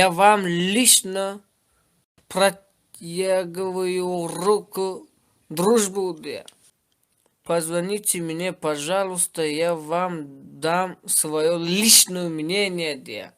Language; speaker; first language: Russian; non-native, learner; Turkmen